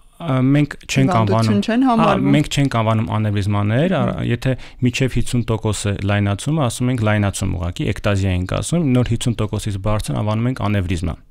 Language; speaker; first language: Armenian; native; Armenian